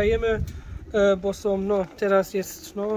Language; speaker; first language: Polish; early bilingual, heritage; German